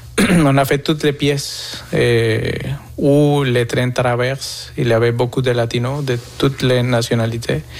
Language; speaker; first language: French; non-native, fluent; Spanish